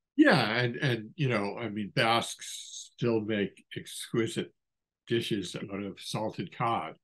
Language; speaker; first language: English; native; English